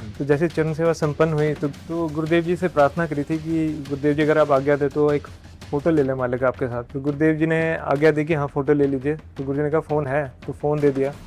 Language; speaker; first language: Hindi; native; Hindi